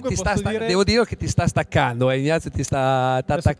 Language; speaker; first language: Italian; native; Italian